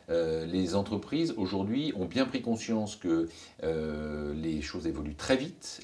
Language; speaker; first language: French; native; French